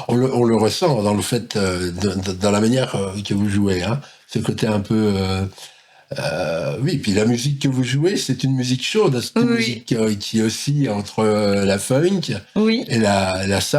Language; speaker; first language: French; native; French